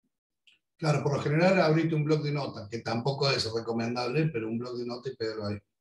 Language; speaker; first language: Spanish; native; Spanish